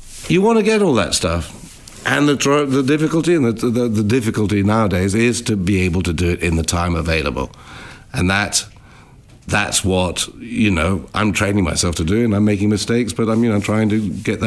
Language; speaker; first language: English; native; English